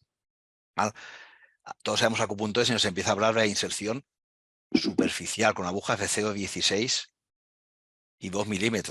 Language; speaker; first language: Spanish; native; Spanish